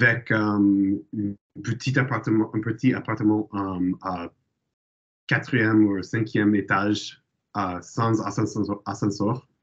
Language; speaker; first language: French; non-native, learner; English